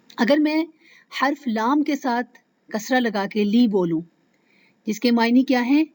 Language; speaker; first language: Urdu; native; Urdu